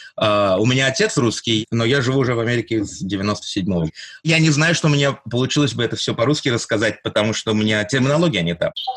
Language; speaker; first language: Russian; early bilingual, heritage; Russian